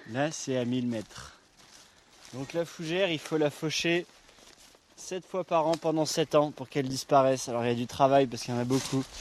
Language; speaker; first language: French; native; French